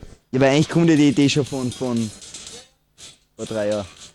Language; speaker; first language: German; native; German